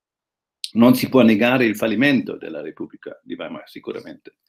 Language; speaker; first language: Italian; non-native, fluent; German